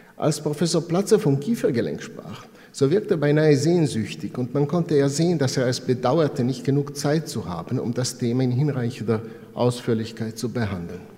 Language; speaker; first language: German; non-native, fluent; Italian